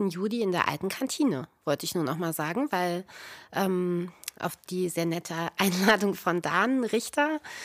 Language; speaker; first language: German; native; German